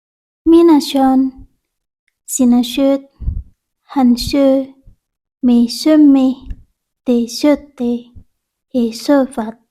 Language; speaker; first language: Finnish; non-native, learner; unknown